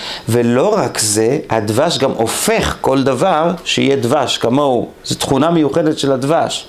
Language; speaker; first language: Hebrew; native; Hebrew